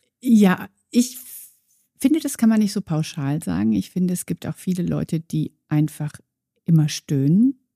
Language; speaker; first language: German; native; German